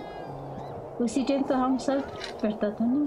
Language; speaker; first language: Hindi; non-native, local second language; Ladakhi